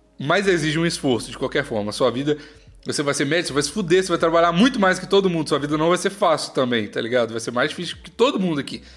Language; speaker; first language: Portuguese; native; Portuguese